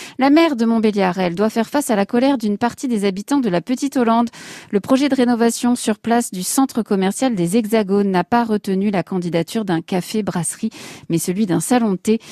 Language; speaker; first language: French; native; French